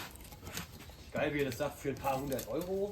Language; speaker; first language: German; native; German